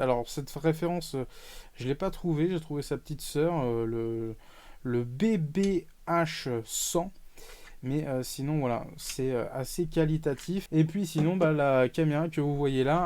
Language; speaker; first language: French; native; French